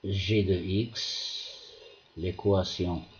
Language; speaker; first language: French; non-native, local second language; Arabic